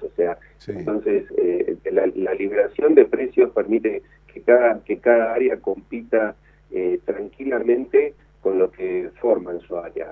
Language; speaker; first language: Spanish; native; Spanish